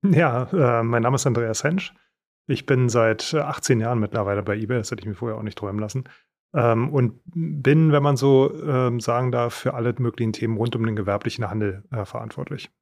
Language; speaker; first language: German; native; German